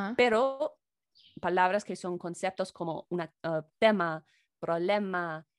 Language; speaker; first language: Spanish; non-native, fluent; English